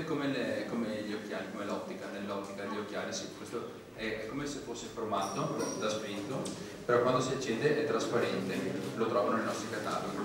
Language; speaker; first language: Italian; native; Italian